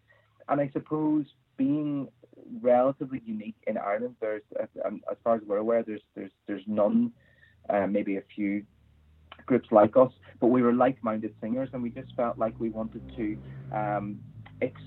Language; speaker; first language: English; native; English